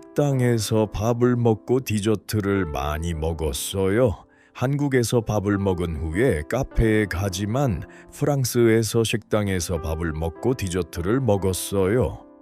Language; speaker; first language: Korean; non-native, learner; Uzbek